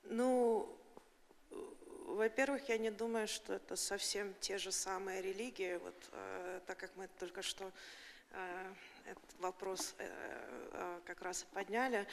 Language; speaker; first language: Russian; early bilingual, heritage; Russian